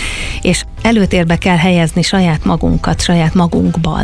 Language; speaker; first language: Hungarian; native; Hungarian